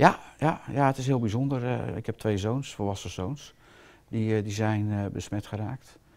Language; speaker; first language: Dutch; native; Dutch